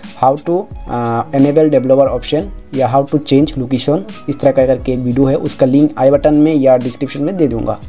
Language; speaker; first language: Hindi; non-native, local second language; Assamese